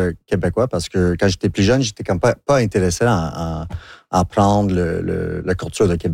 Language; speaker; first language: French; non-native, local second language; English